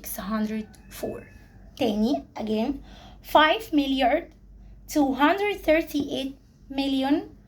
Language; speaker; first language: Arabic; native; Arabic